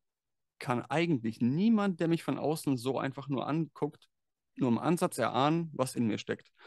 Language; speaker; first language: German; native; German